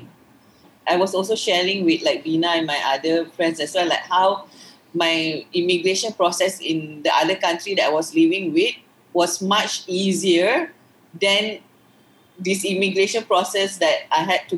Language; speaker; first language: English; non-native, local second language; Malay